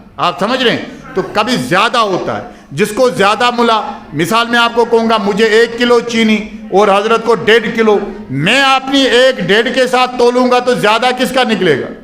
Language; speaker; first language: Urdu; non-native, local second language; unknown